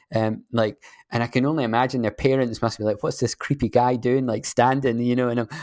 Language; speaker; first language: English; native; English